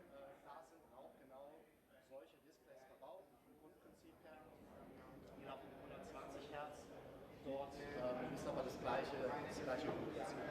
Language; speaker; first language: German; native; German